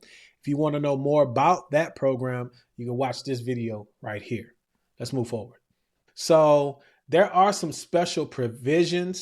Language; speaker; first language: English; native; English